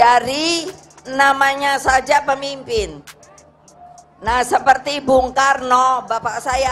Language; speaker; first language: Indonesian; native; Indonesian